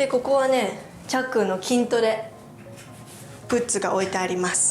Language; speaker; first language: Japanese; native; Japanese